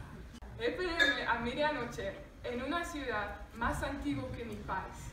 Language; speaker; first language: Spanish; non-native, learner; Afrikaans